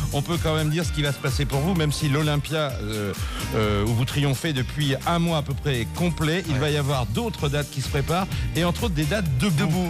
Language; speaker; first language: French; native; French